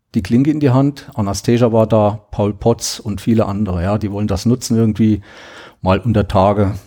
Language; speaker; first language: German; native; German